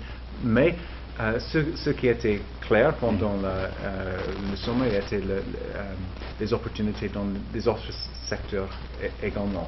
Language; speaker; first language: French; non-native, fluent; English